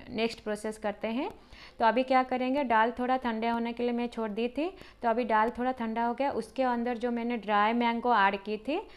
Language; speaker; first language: Hindi; non-native, local second language; Odia